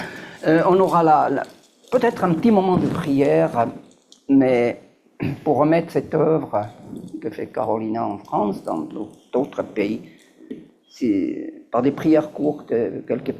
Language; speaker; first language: French; native; French